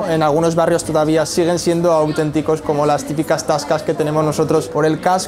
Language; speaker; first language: Spanish; native; Spanish